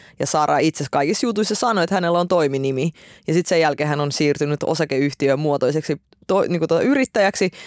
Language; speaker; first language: Finnish; early bilingual, other home language; Russian